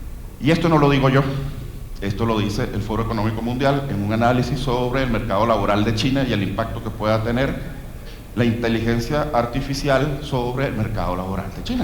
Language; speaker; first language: Spanish; native; Spanish